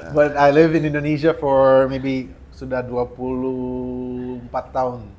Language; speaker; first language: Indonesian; early bilingual, other home language; English